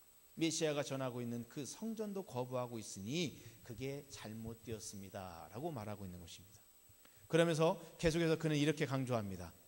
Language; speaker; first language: Korean; native; Korean